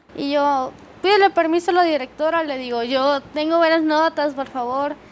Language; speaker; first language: Spanish; native; Spanish